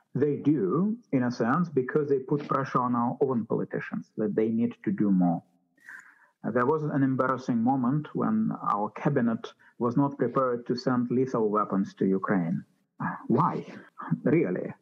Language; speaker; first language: English; non-native, fluent; Ukrainian